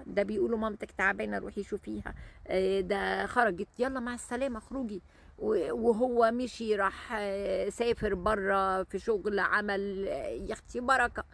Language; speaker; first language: Arabic; native; Arabic